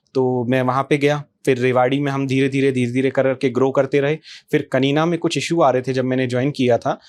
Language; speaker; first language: Hindi; native; Hindi